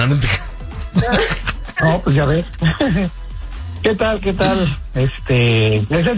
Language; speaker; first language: Spanish; native; Spanish